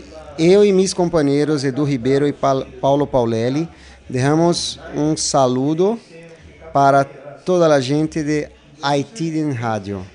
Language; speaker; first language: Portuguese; non-native, learner; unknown